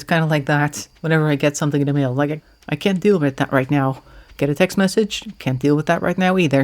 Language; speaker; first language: English; non-native, fluent; Dutch